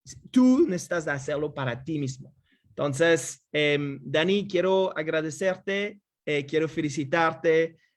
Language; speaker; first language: Spanish; non-native, fluent; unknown